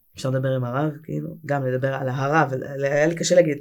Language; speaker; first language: Hebrew; native; Hebrew